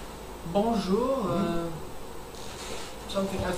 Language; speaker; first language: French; non-native, learner; English